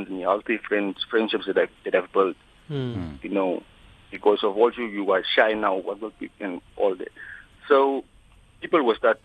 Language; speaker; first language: English; non-native, local second language; Afrikaans